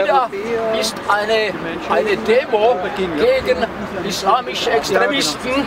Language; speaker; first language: German; non-native, fluent; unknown